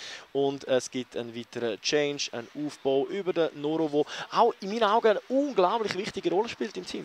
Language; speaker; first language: German; native; German